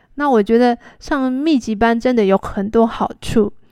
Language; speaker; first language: Chinese; native; Chinese